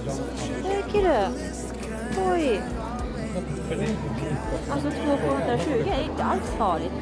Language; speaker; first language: Swedish; non-native, learner; Japanese